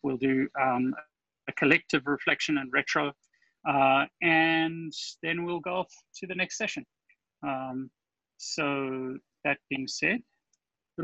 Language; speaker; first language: English; native; English